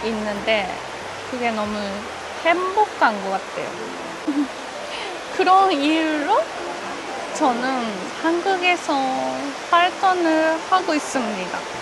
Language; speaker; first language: Korean; non-native, fluent; Japanese